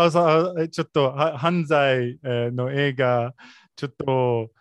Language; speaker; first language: Japanese; non-native, learner; English